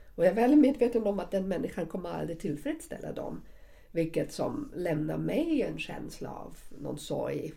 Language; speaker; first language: Swedish; non-native, fluent; German